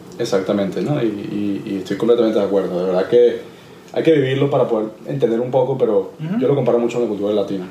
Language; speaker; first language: Spanish; native; Spanish